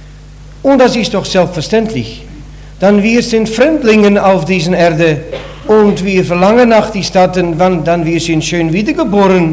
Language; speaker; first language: German; non-native, learner; Dutch